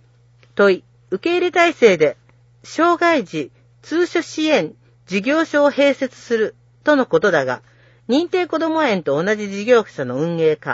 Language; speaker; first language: Japanese; native; Japanese